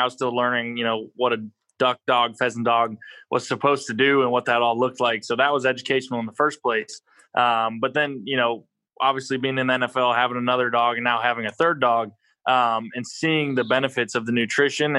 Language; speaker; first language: English; native; English